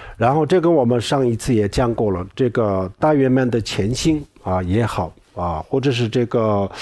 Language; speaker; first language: Chinese; non-native, local second language; Tibetan